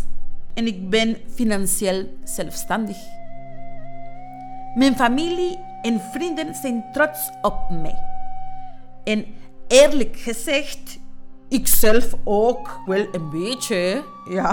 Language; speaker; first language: Dutch; non-native, fluent; Spanish